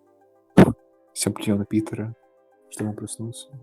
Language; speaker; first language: Russian; early bilingual, heritage; Russian